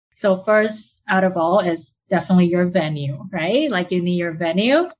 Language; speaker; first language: English; early bilingual, other home language; Chinese